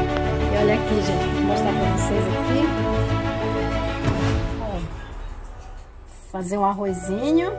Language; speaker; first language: Portuguese; native; Portuguese